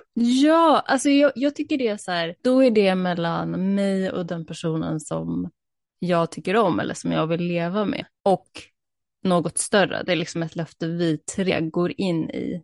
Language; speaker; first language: Swedish; native; Swedish